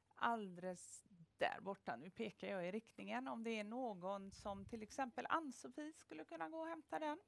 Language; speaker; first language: Swedish; native; Swedish